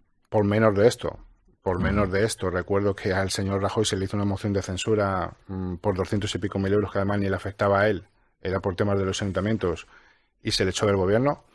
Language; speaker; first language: Spanish; native; Spanish